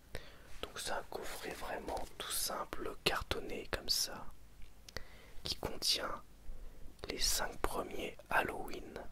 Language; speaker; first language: French; native; French